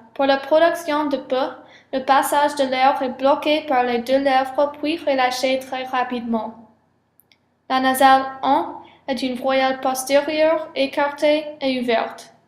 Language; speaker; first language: French; non-native, learner; English